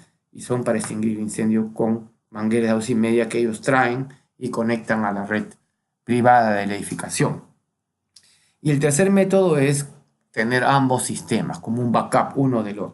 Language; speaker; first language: Spanish; native; Spanish